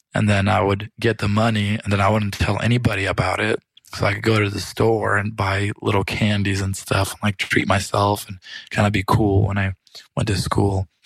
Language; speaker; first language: English; early bilingual, other home language; Romanian